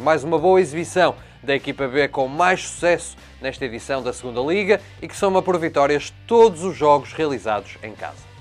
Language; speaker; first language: Portuguese; native; Portuguese